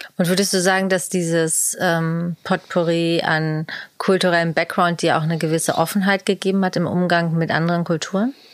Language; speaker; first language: German; native; German